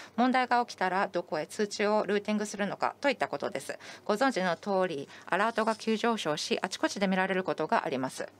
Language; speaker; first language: Japanese; non-native, fluent; English